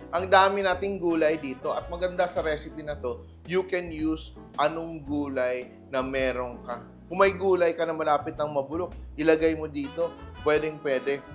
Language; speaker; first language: Filipino; non-native, local second language; Cebuano